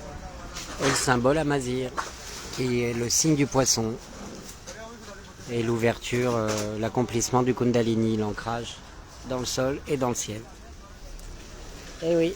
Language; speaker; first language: French; native; French